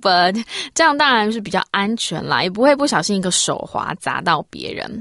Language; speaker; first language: Chinese; native; Chinese